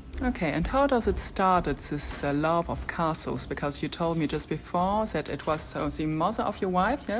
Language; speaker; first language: English; non-native, fluent; French